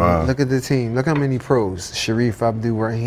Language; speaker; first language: English; native; English